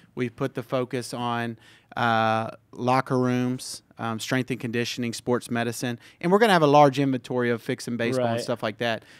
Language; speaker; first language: English; native; English